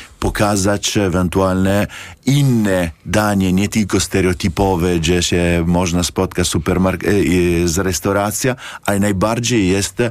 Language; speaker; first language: Polish; non-native, learner; Italian